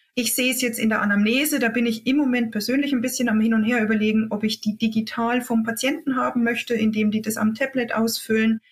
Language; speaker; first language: German; native; German